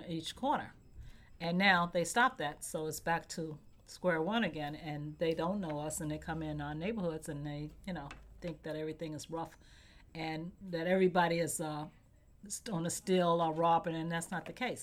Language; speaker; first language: English; native; English